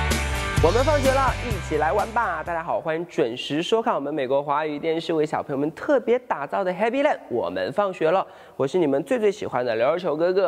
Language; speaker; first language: Chinese; native; Chinese